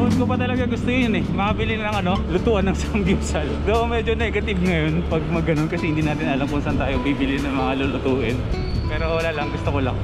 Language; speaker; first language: Filipino; non-native, local second language; Aklanon